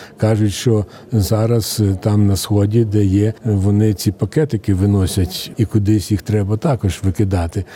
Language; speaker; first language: Ukrainian; native; Ukrainian